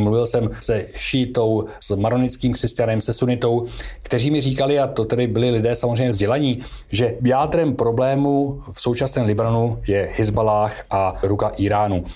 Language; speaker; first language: Czech; native; Czech